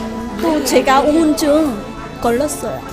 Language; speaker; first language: Korean; non-native, learner; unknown